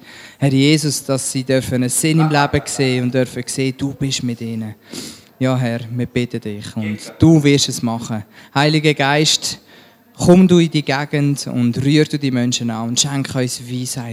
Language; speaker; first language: German; native; German